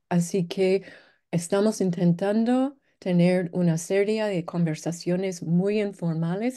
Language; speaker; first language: Spanish; non-native, fluent; English